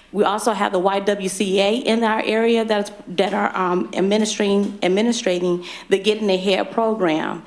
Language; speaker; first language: English; native; English